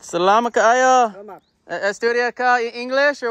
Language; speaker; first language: Cebuano; non-native, learner; English